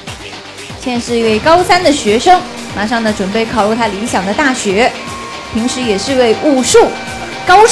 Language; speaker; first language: Chinese; native; Chinese